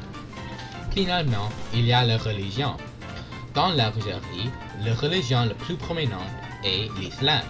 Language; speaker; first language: French; non-native, learner; English